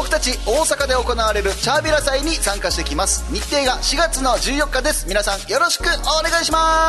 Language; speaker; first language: Japanese; native; Japanese